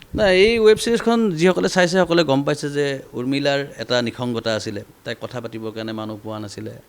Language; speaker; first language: Assamese; native; Assamese